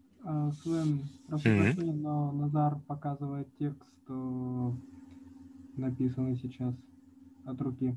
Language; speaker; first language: Russian; native; Russian